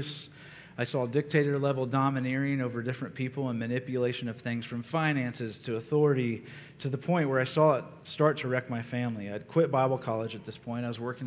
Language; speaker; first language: English; native; English